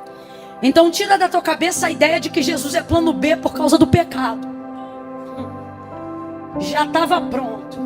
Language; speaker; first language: Portuguese; native; Portuguese